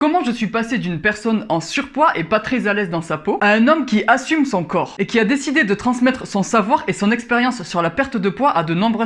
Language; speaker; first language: French; native; French